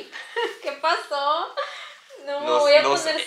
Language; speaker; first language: Spanish; native; Spanish